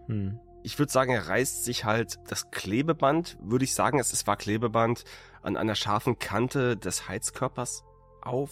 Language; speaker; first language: German; native; German